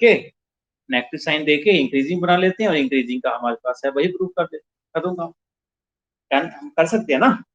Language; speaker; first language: Hindi; non-native, local second language; Punjabi